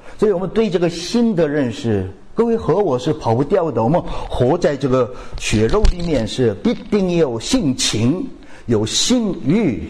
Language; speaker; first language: Chinese; non-native, fluent; Korean